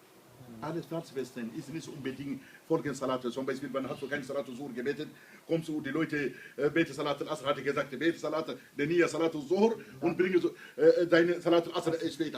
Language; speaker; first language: German; non-native, learner; Hausa